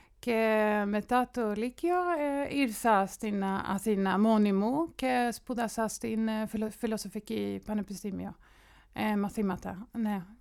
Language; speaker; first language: Greek; non-native, fluent; Swedish